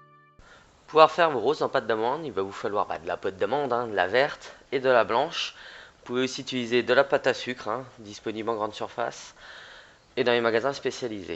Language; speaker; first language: French; native; French